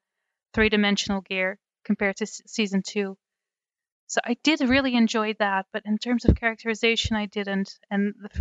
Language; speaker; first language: English; non-native, fluent; Dutch